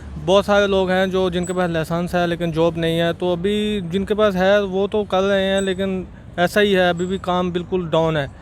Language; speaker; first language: Urdu; non-native, local second language; Saraiki